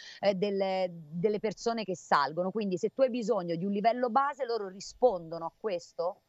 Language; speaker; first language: Italian; native; Italian